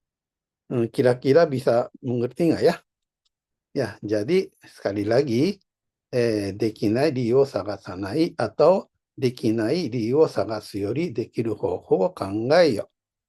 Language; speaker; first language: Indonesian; non-native, fluent; Japanese